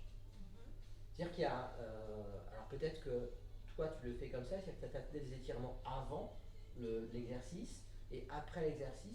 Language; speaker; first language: French; native; French